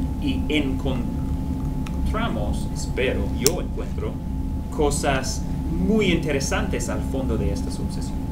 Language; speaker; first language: Spanish; non-native, fluent; English